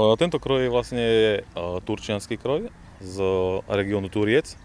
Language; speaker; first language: Slovak; native; Slovak